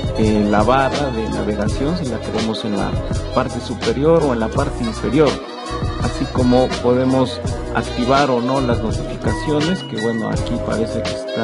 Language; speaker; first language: Spanish; native; Spanish